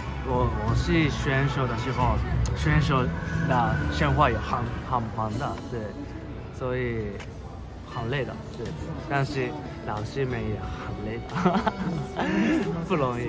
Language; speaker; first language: Chinese; non-native, learner; Japanese